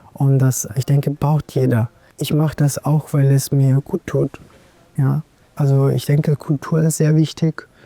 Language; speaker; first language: German; non-native, fluent; Italian